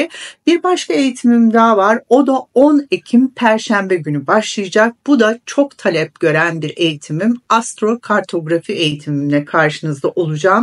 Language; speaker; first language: Turkish; native; Turkish